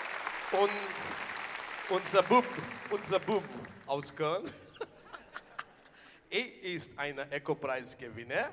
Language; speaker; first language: German; non-native, learner; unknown